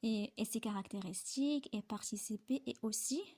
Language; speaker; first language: French; non-native, local second language; Arabic